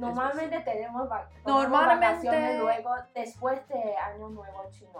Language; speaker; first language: Spanish; non-native, learner; Chinese